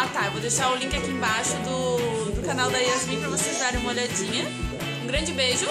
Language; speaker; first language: Portuguese; native; Portuguese